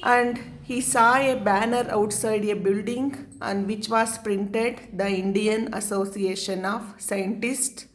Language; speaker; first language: English; non-native, local second language; Kannada